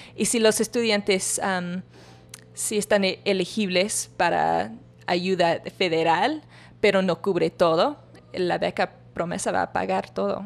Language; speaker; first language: Spanish; non-native, learner; English